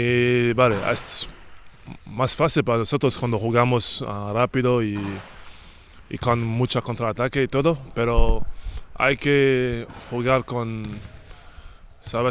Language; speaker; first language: Spanish; non-native, learner; French